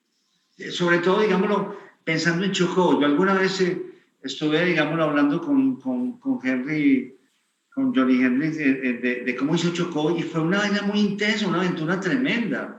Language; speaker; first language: Spanish; native; Spanish